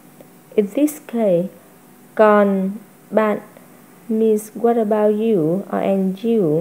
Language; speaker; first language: English; non-native, fluent; Vietnamese